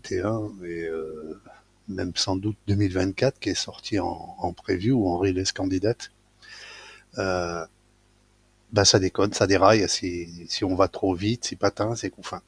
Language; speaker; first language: French; native; French